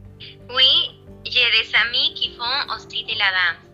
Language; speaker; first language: French; non-native, learner; Spanish